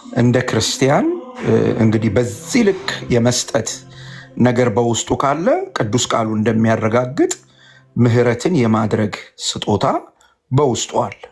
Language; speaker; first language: Amharic; native; Amharic